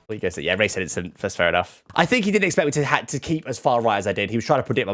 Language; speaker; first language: English; native; English